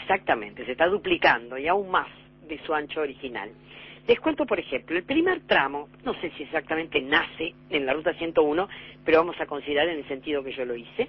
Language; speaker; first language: Spanish; native; Spanish